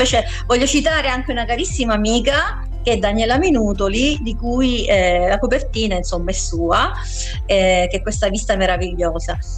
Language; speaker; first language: Italian; native; Italian